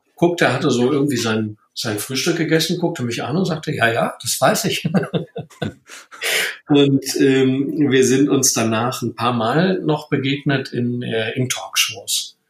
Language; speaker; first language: German; native; German